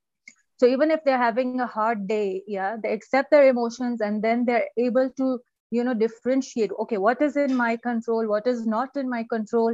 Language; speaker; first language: English; non-native, local second language; Urdu